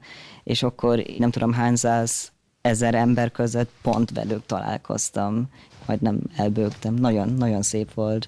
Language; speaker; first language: Hungarian; early bilingual, heritage; German